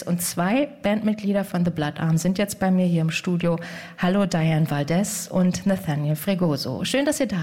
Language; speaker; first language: German; native; German